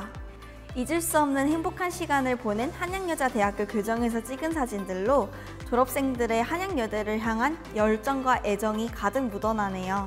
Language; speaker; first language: Korean; native; Korean